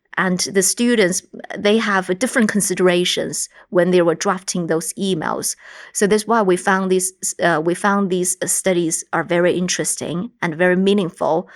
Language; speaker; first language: English; non-native, fluent; Chinese